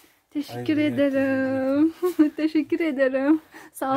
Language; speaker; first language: Turkish; non-native, learner; Uzbek